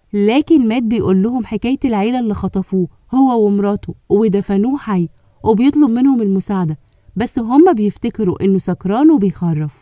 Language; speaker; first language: Arabic; native; Arabic